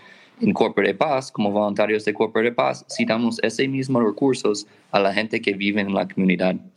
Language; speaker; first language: Spanish; non-native, fluent; English